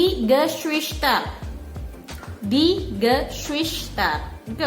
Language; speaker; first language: German; non-native, learner; Indonesian